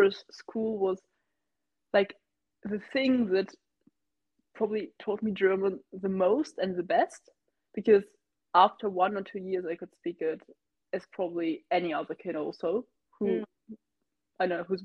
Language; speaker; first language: English; non-native, fluent; German